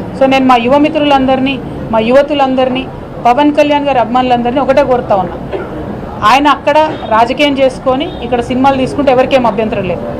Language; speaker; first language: Telugu; native; Telugu